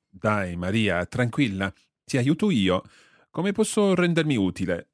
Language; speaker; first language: Italian; non-native, fluent; English